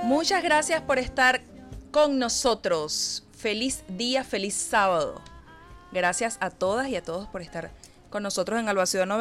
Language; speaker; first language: Spanish; native; Spanish